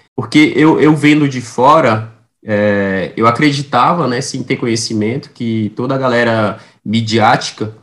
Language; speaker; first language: Portuguese; native; Portuguese